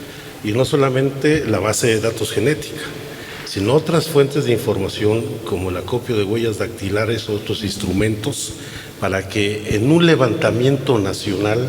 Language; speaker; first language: Spanish; native; Spanish